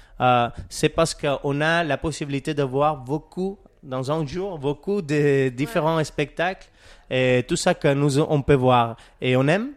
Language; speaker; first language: French; non-native, learner; Catalan